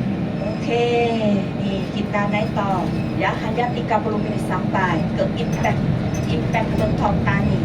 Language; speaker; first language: Indonesian; non-native, learner; Thai